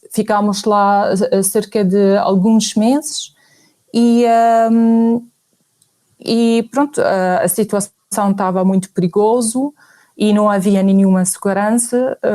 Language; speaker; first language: Portuguese; non-native, fluent; Arabic